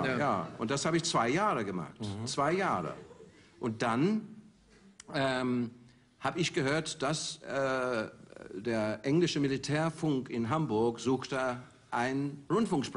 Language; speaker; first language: German; non-native, fluent; English